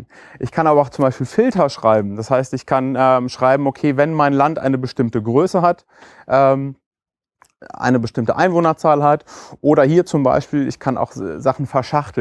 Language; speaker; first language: German; native; German